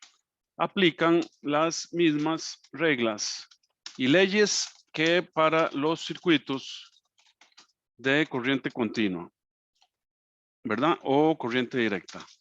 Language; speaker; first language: Spanish; native; Spanish